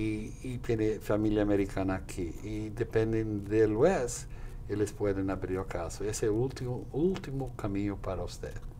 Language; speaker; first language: Spanish; non-native, fluent; Portuguese